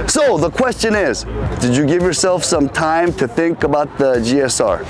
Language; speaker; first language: English; early bilingual, other home language; Korean